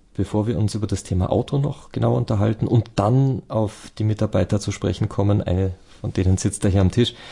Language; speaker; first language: German; native; German